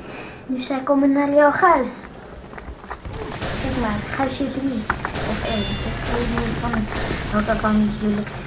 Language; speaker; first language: Dutch; non-native, learner; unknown